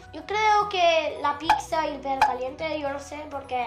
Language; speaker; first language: Spanish; early bilingual, heritage; Spanish